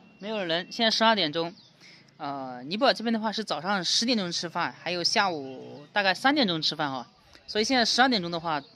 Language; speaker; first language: Chinese; native; Chinese